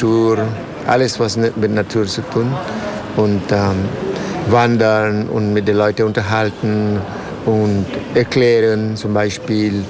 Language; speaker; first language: German; non-native, learner; Spanish